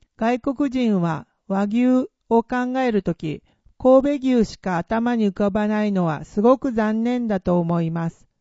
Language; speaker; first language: Japanese; non-native, fluent; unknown